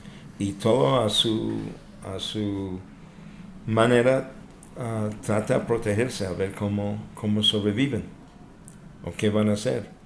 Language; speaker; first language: Spanish; non-native, fluent; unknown